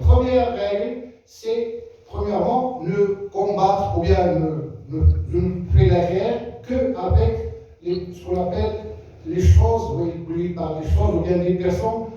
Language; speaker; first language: French; non-native, local second language; Arabic